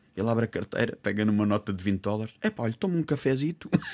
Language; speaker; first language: Portuguese; native; Portuguese